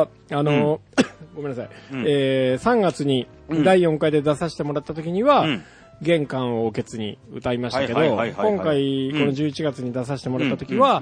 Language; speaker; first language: Japanese; native; Japanese